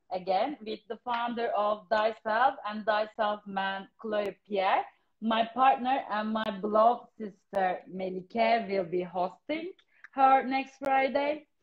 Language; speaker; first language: English; non-native, fluent; Turkish